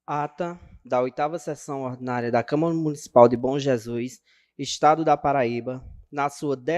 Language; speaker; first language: Portuguese; native; Portuguese